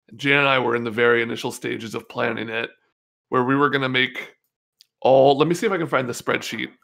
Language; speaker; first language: English; native; English